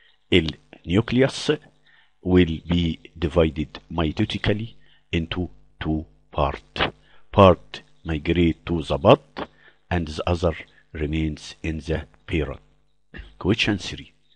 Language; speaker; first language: English; non-native, fluent; Arabic